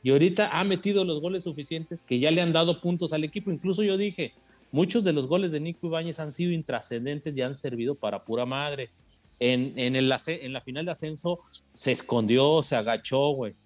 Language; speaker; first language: Spanish; native; Spanish